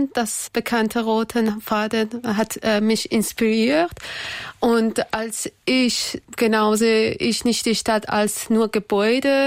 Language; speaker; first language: German; non-native, learner; Persian